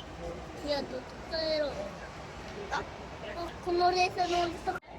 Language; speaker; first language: Japanese; native; Japanese